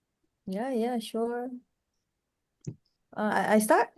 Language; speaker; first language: English; non-native, local second language; Malay